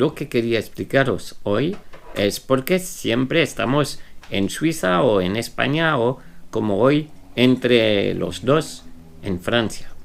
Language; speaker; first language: Spanish; non-native, fluent; French